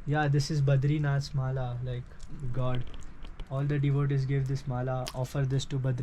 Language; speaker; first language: English; non-native, local second language; Hindi